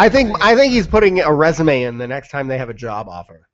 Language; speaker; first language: English; native; English